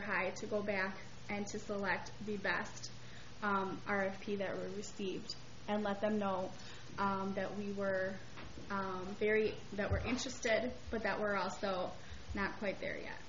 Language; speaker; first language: English; native; English